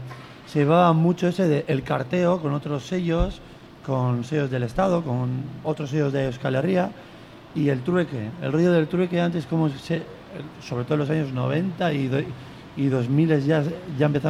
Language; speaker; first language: Spanish; native; Spanish